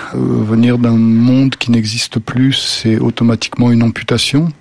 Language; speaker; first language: French; early bilingual, other home language; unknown